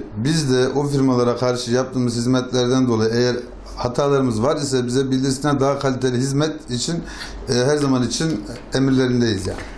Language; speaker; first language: Turkish; native; Turkish